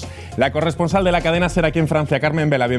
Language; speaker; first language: Spanish; native; Spanish